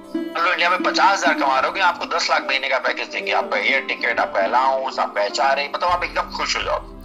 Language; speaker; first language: Hindi; native; Hindi